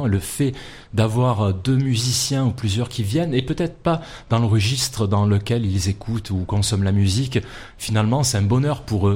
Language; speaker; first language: French; native; French